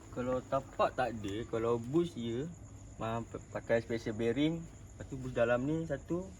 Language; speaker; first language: Malay; native; Malay